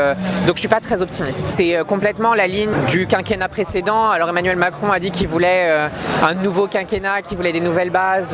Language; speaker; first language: French; native; French